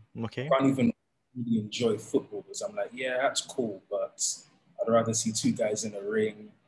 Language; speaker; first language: English; native; English